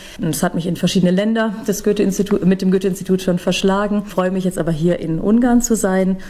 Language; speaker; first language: German; native; German